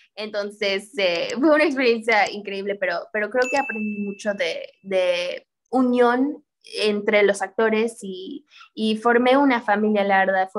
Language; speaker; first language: Spanish; early bilingual, heritage; Spanish